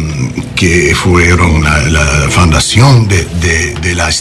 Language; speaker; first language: Spanish; non-native, learner; English